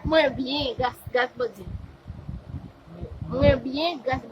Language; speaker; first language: Spanish; non-native, fluent; Haitian Creole